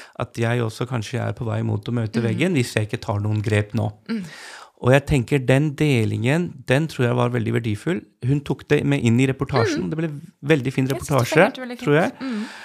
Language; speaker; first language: Norwegian; early bilingual, other home language; Urdu